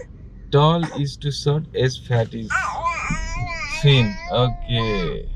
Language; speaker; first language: English; non-native, fluent; Nepali